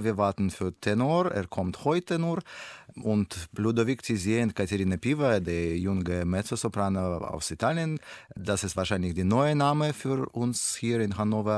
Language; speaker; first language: German; non-native, learner; Russian